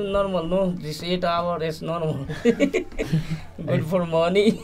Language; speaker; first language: English; non-native, learner; Nepali